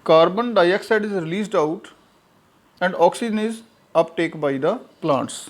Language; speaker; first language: English; non-native, local second language; Punjabi